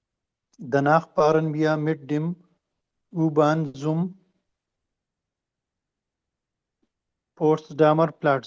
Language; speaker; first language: German; non-native, learner; Urdu